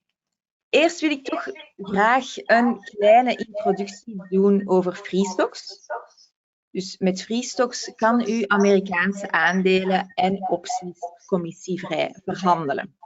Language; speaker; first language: Dutch; native; Dutch